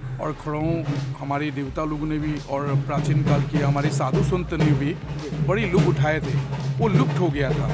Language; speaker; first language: Hindi; non-native, local second language; Assamese